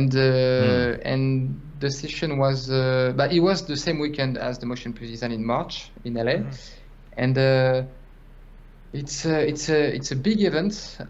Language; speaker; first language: English; non-native, fluent; French